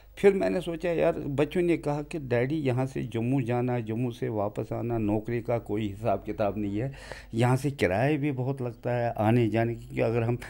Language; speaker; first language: Hindi; non-native, local second language; Kashmiri